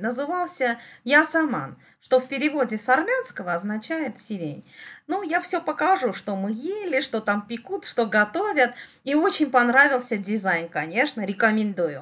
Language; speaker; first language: Russian; non-native, local second language; Armenian